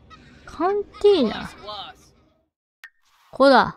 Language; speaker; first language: Japanese; native; Japanese